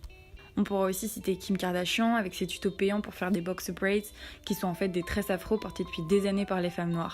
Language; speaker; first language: French; native; French